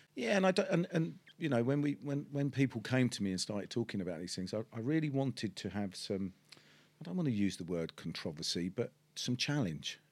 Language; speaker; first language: English; native; English